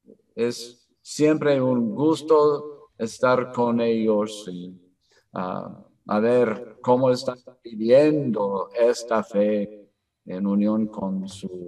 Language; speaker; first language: Spanish; non-native, fluent; English